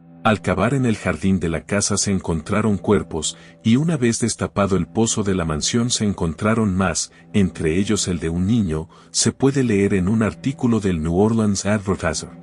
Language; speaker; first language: Spanish; native; Spanish